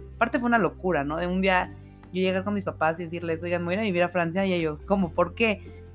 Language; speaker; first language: Spanish; native; Spanish